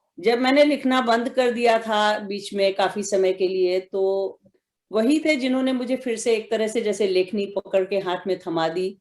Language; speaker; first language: Hindi; native; Hindi